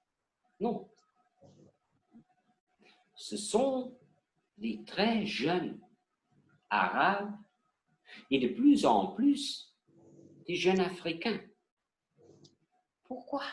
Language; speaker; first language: French; non-native, learner; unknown